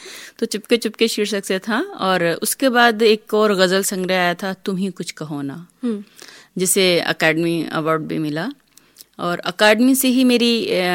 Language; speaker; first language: Hindi; non-native, local second language; Rajasthani